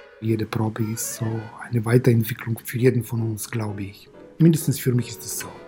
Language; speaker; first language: German; non-native, fluent; Bulgarian